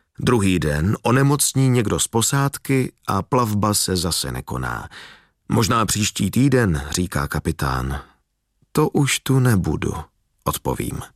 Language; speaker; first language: Czech; native; Czech